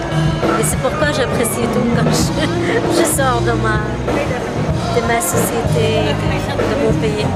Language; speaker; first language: French; non-native, fluent; Arabic